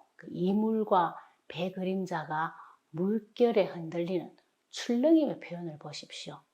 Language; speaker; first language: Korean; native; Korean